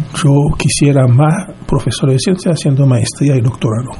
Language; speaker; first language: Spanish; non-native, fluent; Haitian Creole